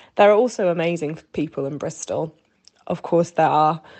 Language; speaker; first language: English; native; English